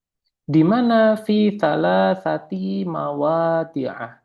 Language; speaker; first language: Arabic; non-native, fluent; Indonesian